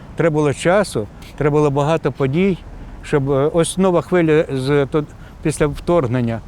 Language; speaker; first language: Ukrainian; native; Ukrainian